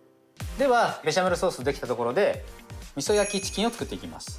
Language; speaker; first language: Japanese; native; Japanese